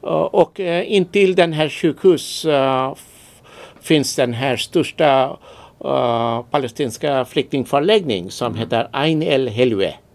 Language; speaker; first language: Swedish; non-native, fluent; Bangla